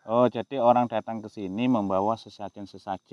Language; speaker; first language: Indonesian; native; Indonesian